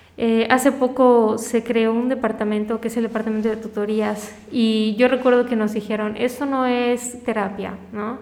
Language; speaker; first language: Spanish; native; Spanish